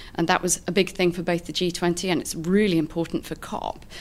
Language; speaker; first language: English; native; English